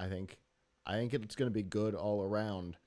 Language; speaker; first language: English; native; English